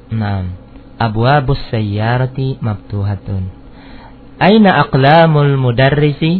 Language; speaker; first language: Arabic; non-native, fluent; Indonesian